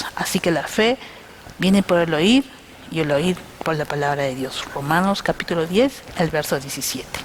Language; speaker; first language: Spanish; native; Spanish